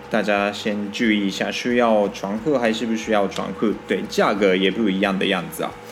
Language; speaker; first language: Chinese; non-native, fluent; Japanese